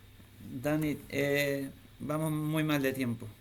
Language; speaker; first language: Spanish; native; Spanish